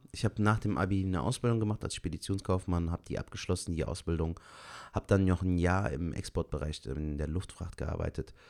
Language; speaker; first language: German; native; German